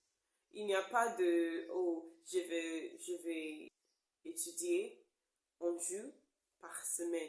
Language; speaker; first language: French; non-native, learner; English